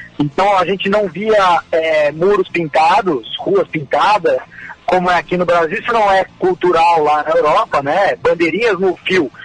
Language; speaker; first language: Portuguese; native; Portuguese